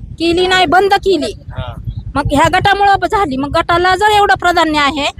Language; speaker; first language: Marathi; native; Marathi